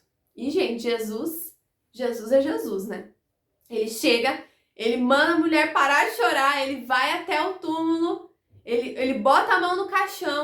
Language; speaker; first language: Portuguese; native; Portuguese